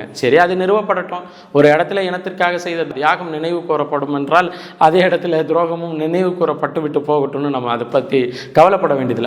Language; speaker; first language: Tamil; native; Tamil